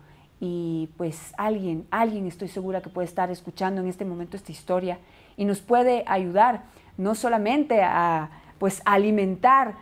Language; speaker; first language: Spanish; native; Spanish